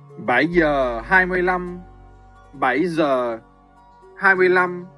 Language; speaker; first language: Vietnamese; non-native, fluent; French